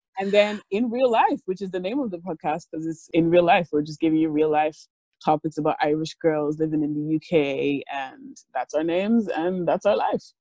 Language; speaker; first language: English; native; English